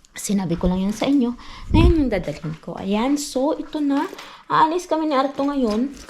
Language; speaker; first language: Filipino; non-native, local second language; Cebuano